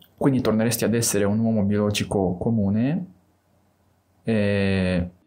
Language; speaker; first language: Italian; native; Italian